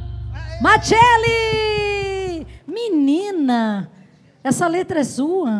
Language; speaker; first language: Portuguese; native; Portuguese